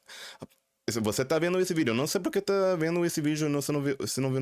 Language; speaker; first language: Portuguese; early bilingual, heritage; English